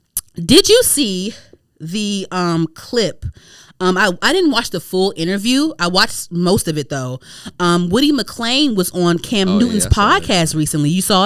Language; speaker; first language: English; native; English